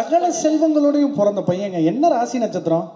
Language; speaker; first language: Tamil; native; Tamil